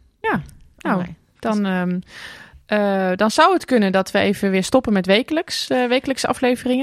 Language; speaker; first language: Dutch; native; Dutch